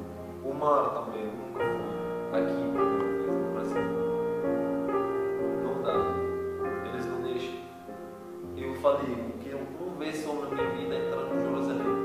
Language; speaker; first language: Portuguese; non-native, learner; Arabic